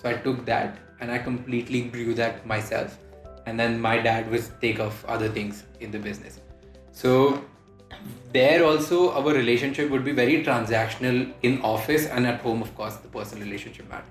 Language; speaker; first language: English; non-native, local second language; Hindi